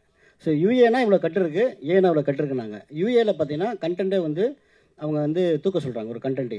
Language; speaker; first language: Tamil; native; Tamil